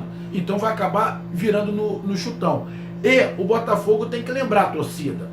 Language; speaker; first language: Portuguese; native; Portuguese